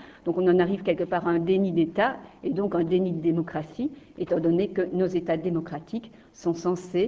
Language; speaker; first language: French; native; French